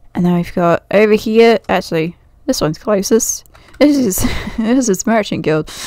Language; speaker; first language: English; native; English